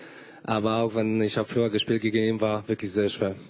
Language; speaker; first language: German; non-native, learner; Polish